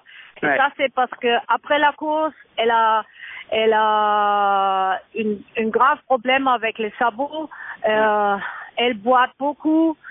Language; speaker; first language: French; non-native, learner; German